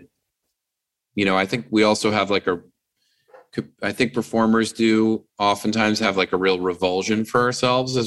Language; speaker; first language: English; native; English